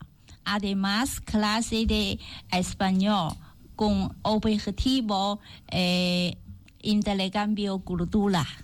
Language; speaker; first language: Spanish; non-native, learner; Chinese